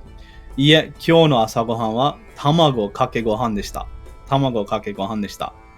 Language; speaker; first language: Japanese; non-native, learner; English